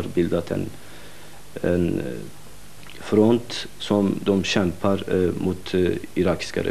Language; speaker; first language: Swedish; non-native, fluent; Kurdish